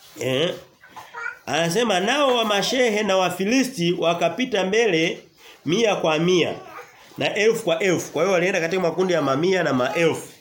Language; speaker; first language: Swahili; native; Swahili